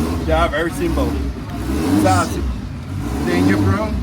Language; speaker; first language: English; non-native, learner; Portuguese